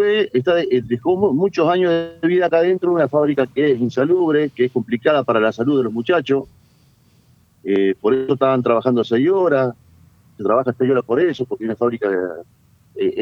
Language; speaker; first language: Spanish; native; Spanish